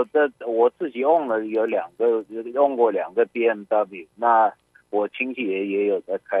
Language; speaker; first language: Chinese; native; Chinese